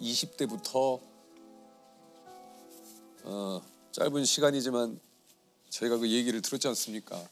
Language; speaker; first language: Korean; native; Korean